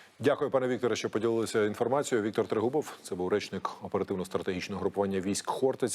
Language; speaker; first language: Ukrainian; native; Ukrainian